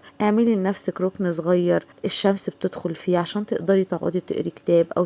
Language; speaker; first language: Arabic; native; Arabic